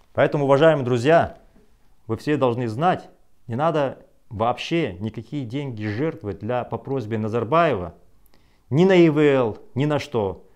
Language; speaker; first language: Russian; non-native, local second language; Kazakh